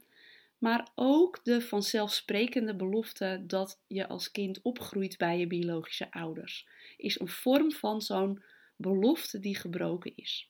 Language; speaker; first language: Dutch; native; Dutch